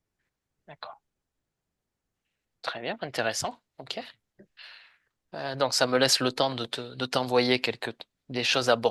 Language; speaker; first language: French; native; French